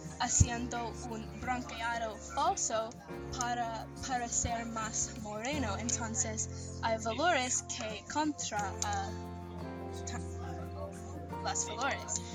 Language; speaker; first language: Spanish; non-native, learner; English